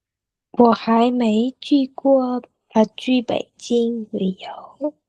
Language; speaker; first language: Chinese; non-native, learner; Vietnamese